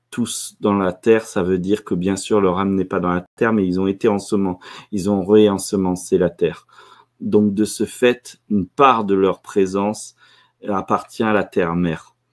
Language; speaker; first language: French; native; French